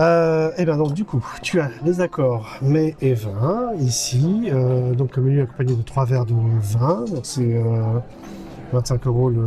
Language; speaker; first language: French; native; French